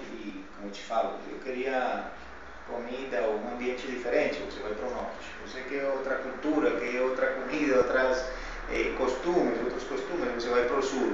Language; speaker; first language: Portuguese; non-native, fluent; Spanish